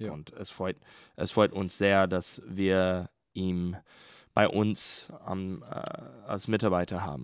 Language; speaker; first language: German; non-native, learner; English